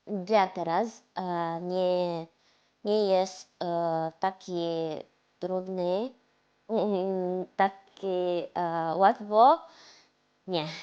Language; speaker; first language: Polish; non-native, learner; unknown